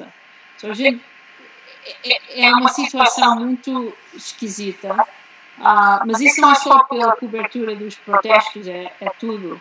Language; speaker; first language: Portuguese; early bilingual, heritage; Portuguese